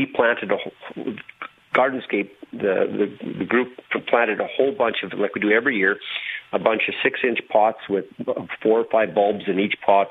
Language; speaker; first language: English; native; English